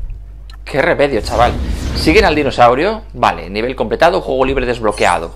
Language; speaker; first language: Spanish; native; Spanish